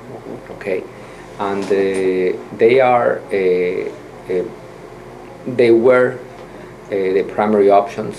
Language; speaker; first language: English; non-native, fluent; Spanish